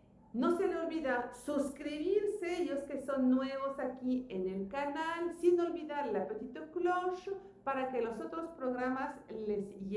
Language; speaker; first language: Spanish; non-native, fluent; French